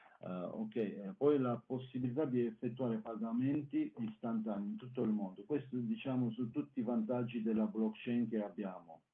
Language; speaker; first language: Italian; non-native, fluent; Armenian